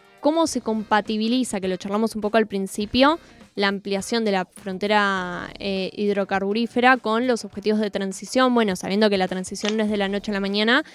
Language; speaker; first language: Spanish; native; Spanish